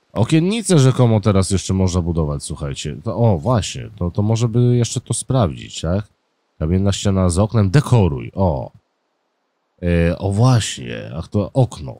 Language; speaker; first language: Polish; native; Polish